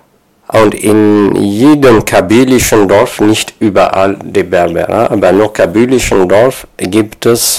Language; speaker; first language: German; non-native, learner; Kabyle